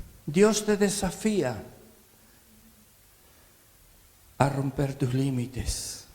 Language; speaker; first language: Spanish; native; Spanish